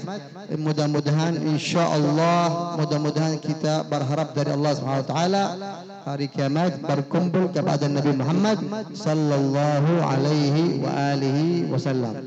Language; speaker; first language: Indonesian; non-native, fluent; Arabic